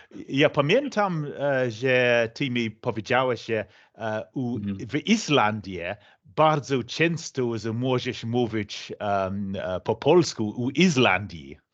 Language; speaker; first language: Polish; non-native, learner; English